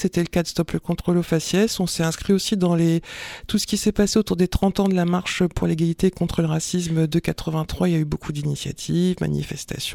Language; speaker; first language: French; native; French